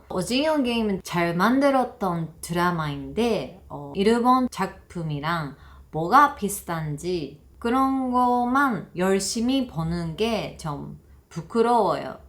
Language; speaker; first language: Korean; non-native, learner; Japanese